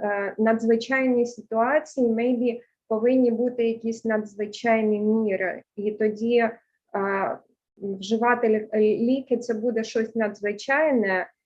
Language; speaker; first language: Ukrainian; early bilingual, heritage; Ukrainian